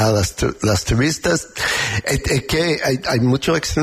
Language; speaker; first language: Spanish; non-native, learner; English